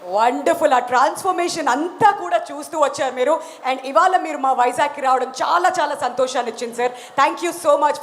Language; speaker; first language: Telugu; native; Telugu